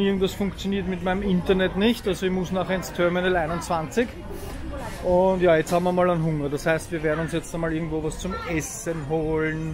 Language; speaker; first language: German; native; German